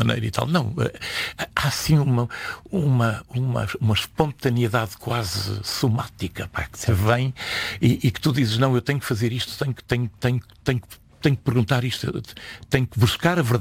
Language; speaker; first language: Portuguese; native; Portuguese